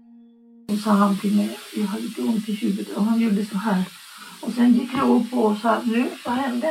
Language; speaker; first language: Swedish; non-native, fluent; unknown